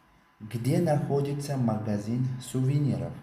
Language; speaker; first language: Russian; non-native, local second language; Tajik